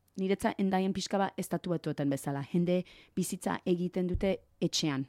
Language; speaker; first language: Basque; non-native, learner; English